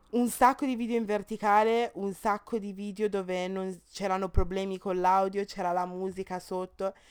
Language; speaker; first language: Italian; early bilingual, other home language; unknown